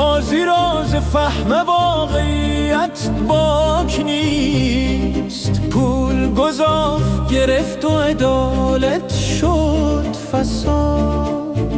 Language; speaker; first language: Persian; native; Persian